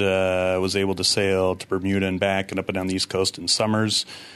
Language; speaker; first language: English; native; English